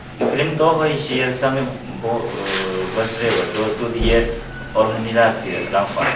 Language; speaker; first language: Ukrainian; non-native, learner; Chinese